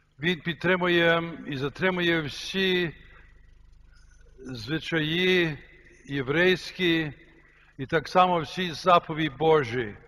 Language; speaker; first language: Ukrainian; early bilingual, heritage; Ukrainian